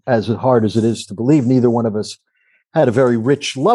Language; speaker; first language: English; native; English